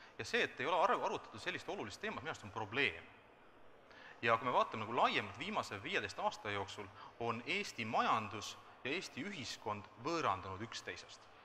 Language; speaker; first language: Estonian; native; Estonian